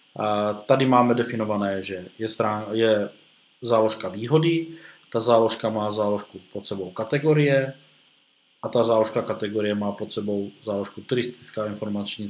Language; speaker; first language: Czech; native; Czech